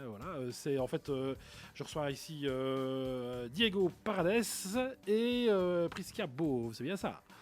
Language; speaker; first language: French; native; French